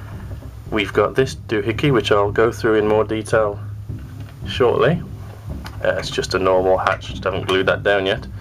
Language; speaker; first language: English; native; English